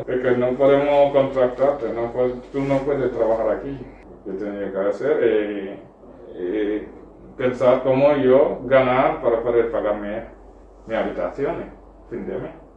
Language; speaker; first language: Spanish; non-native, fluent; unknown